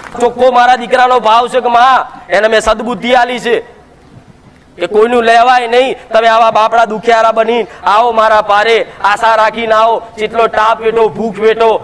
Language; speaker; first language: Gujarati; native; Gujarati